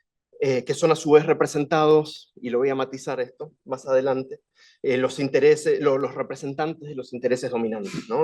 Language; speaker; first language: Spanish; native; Spanish